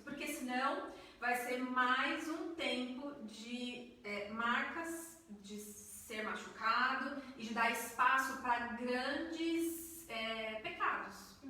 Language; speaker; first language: Portuguese; native; Portuguese